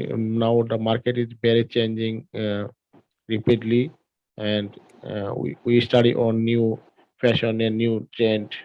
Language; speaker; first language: English; non-native, learner; Bangla